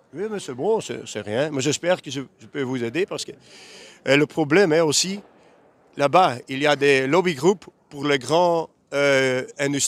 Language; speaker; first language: French; non-native, local second language; Dutch